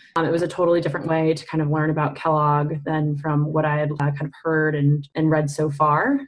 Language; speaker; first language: English; native; English